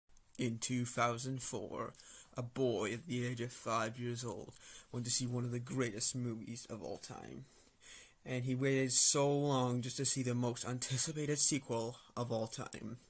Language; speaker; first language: English; native; English